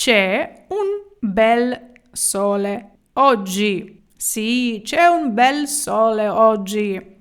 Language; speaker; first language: Italian; non-native, fluent; Ukrainian